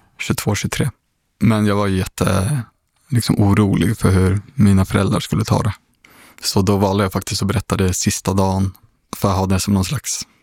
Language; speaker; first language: Swedish; native; Swedish